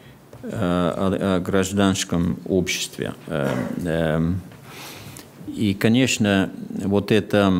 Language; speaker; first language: Russian; non-native, fluent; Finnish